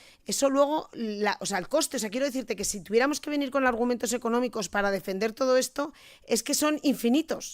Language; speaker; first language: Spanish; native; Spanish